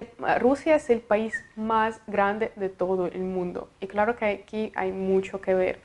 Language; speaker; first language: Spanish; non-native, fluent; Russian